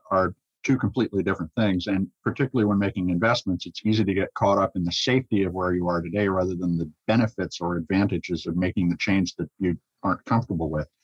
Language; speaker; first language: English; native; English